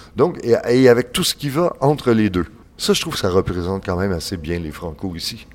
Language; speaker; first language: French; native; French